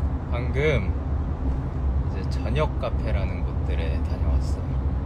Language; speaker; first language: Korean; early bilingual, heritage; Korean